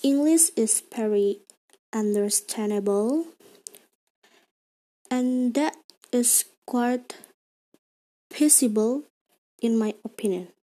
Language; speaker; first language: English; non-native, learner; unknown